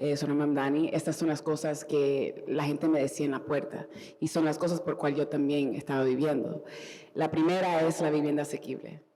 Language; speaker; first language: Spanish; early bilingual, heritage; Spanish